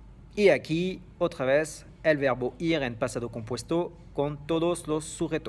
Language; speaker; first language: Spanish; non-native, fluent; French